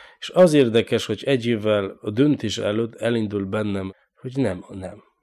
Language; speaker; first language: Hungarian; non-native, learner; Polish